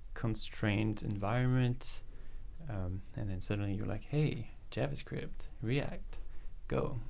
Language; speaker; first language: English; non-native, fluent; French